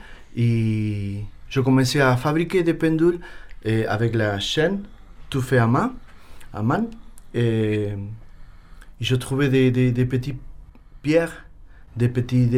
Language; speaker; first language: French; non-native, learner; Spanish